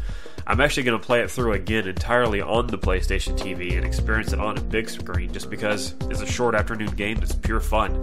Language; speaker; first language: English; native; English